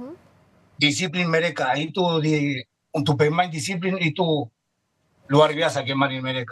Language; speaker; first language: Indonesian; non-native, fluent; Spanish